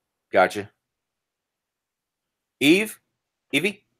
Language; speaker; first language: English; native; English